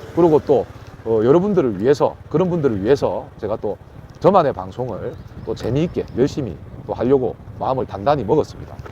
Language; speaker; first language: Korean; native; Korean